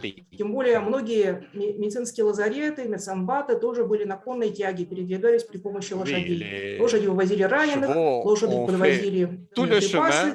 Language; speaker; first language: Russian; native; Russian